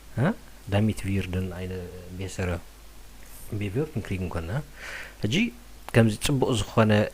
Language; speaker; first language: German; non-native, fluent; Tigrinya